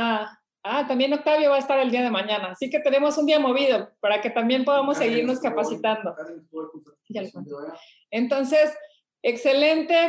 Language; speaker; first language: Spanish; native; Spanish